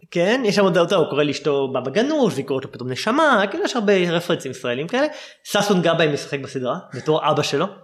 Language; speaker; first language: Hebrew; native; Hebrew